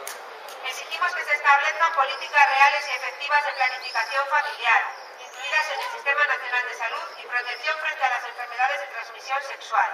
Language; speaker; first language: Spanish; native; Spanish